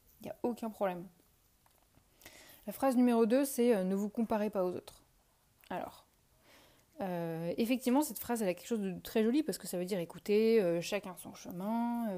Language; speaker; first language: French; native; French